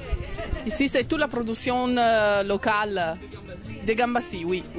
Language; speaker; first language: French; non-native, learner; Italian